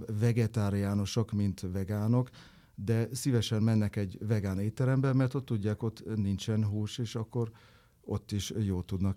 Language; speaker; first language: Hungarian; non-native, fluent; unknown